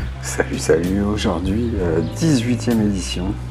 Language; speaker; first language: French; native; French